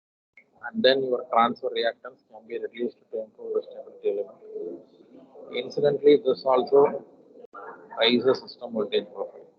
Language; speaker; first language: English; non-native, local second language; Tamil